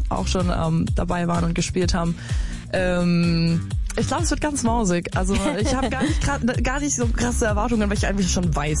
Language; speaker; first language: German; native; German